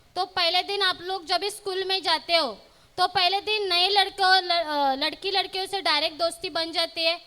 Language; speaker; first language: Hindi; non-native, local second language; Marathi